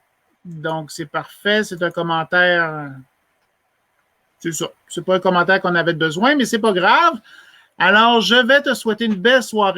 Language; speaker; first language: French; native; French